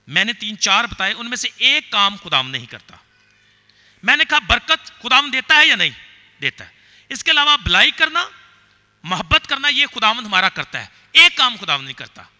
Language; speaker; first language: Urdu; non-native, local second language; Punjabi